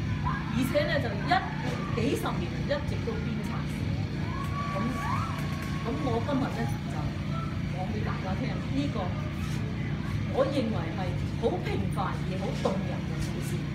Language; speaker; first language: Cantonese; native; Cantonese